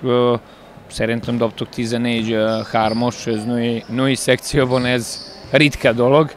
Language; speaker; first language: Hungarian; non-native, learner; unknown